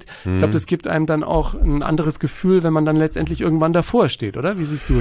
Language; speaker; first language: German; native; German